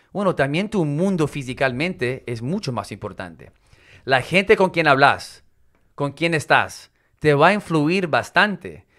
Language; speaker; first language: Spanish; non-native, local second language; English